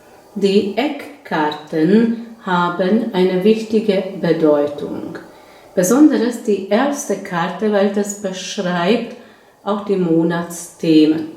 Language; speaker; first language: German; non-native, fluent; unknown